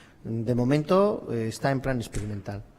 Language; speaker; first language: Spanish; native; Spanish